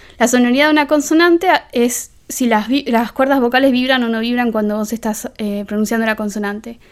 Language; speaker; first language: Spanish; native; Spanish